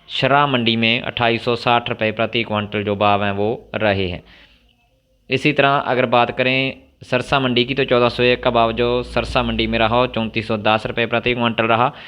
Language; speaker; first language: Hindi; non-native, local second language; Punjabi